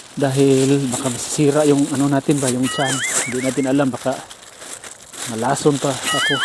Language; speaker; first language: Filipino; non-native, local second language; Cebuano